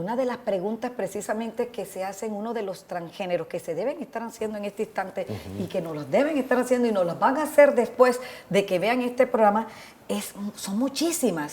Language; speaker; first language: Spanish; native; Spanish